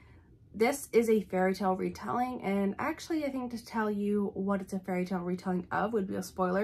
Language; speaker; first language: English; native; English